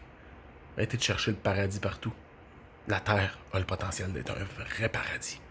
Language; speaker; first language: French; native; French